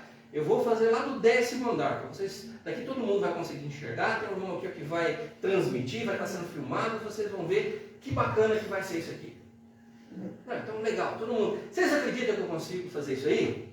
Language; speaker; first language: Portuguese; native; Portuguese